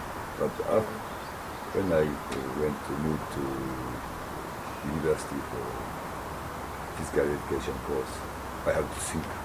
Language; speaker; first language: English; non-native, learner; Japanese